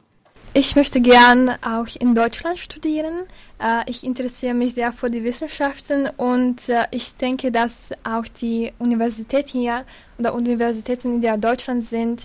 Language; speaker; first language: German; non-native, learner; Slovak